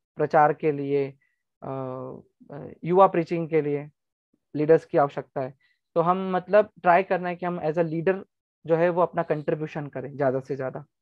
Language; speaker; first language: Hindi; non-native, local second language; Gujarati